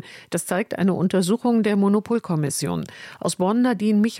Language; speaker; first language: German; native; German